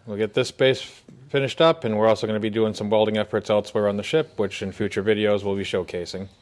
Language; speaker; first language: English; native; English